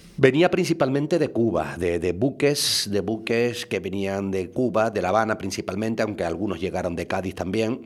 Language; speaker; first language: Spanish; native; Spanish